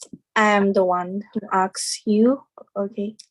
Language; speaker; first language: English; non-native, learner; Thai